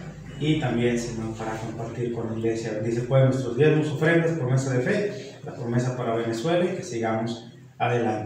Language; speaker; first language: Spanish; native; Spanish